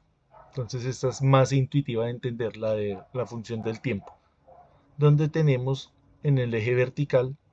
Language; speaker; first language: Spanish; native; Spanish